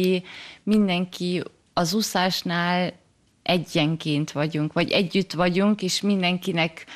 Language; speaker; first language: Hungarian; early bilingual, heritage; German